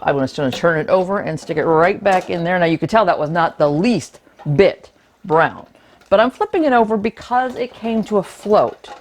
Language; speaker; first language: English; native; English